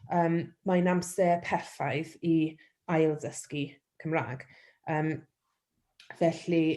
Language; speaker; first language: Welsh; non-native, local second language; English